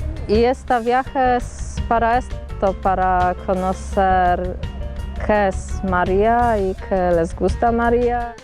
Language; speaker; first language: Spanish; non-native, learner; Polish